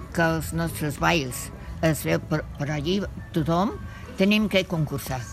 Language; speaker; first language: Catalan; non-native, fluent; English